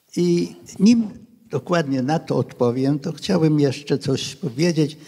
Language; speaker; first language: Polish; non-native, local second language; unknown